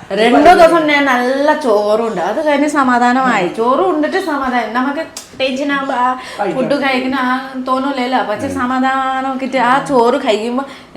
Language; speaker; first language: Malayalam; non-native, fluent; Nepali